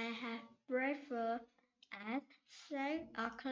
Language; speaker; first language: English; non-native, learner; Vietnamese